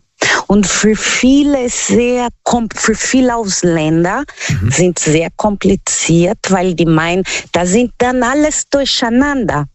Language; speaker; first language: German; non-native, fluent; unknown